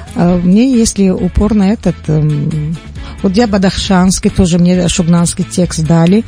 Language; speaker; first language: Russian; non-native, local second language; Tajik